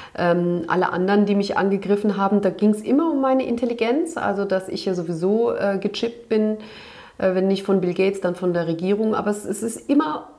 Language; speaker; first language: German; early bilingual, other home language; Turkish